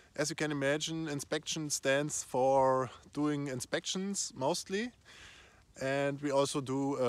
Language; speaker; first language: English; non-native, fluent; German